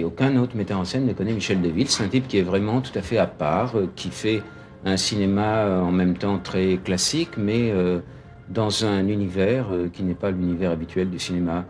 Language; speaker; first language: French; native; French